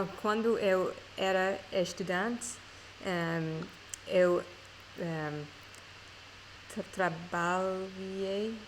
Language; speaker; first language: Portuguese; non-native, learner; English